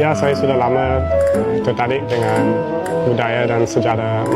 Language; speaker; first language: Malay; non-native, fluent; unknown